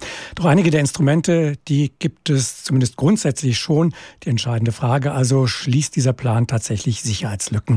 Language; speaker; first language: German; native; German